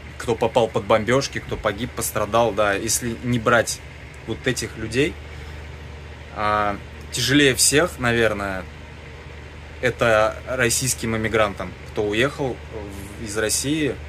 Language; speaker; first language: Russian; native; Russian